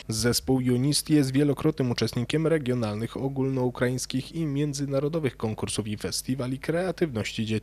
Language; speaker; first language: Ukrainian; non-native, learner; Polish